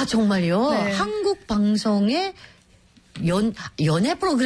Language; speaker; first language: Korean; non-native, fluent; Filipino